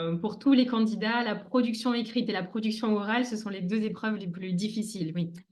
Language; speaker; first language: French; native; French